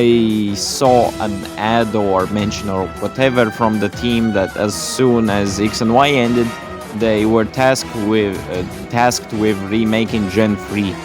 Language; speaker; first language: English; non-native, fluent; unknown